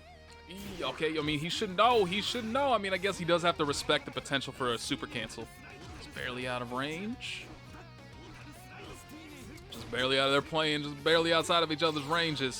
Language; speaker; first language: English; native; English